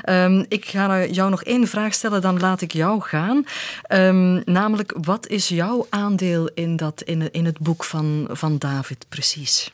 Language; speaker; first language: Dutch; native; Dutch